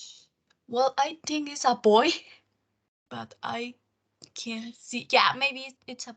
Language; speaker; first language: English; non-native, learner; Spanish